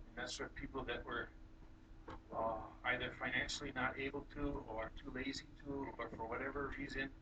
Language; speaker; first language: English; native; English